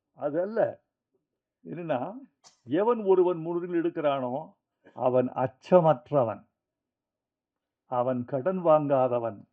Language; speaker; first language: Tamil; native; Tamil